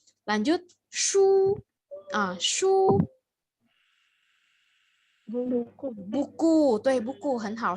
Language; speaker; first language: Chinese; non-native, fluent; Indonesian